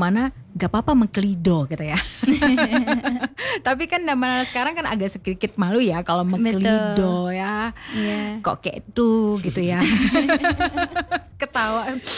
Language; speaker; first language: Indonesian; non-native, local second language; Achinese